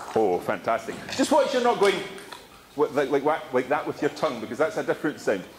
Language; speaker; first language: English; native; English